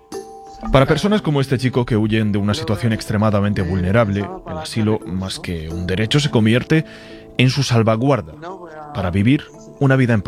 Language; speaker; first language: Spanish; native; Spanish